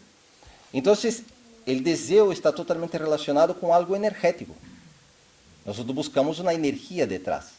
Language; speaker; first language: Spanish; non-native, fluent; Portuguese